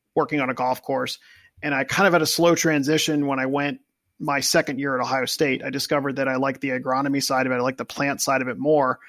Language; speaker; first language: English; native; English